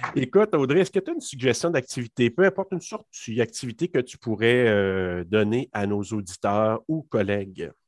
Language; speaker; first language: French; native; French